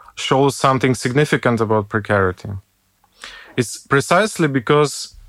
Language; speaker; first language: English; non-native, fluent; Ukrainian